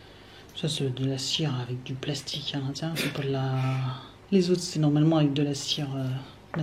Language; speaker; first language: French; native; French